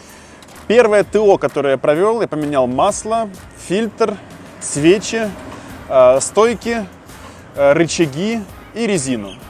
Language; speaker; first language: Russian; native; Russian